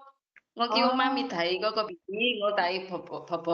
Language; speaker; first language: Cantonese; non-native, learner; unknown